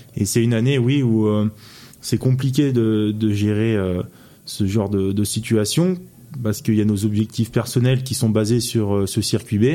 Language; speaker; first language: French; native; French